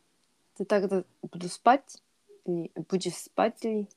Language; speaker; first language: Russian; non-native, learner; Korean